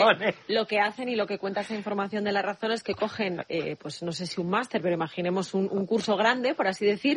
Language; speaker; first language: Spanish; native; Spanish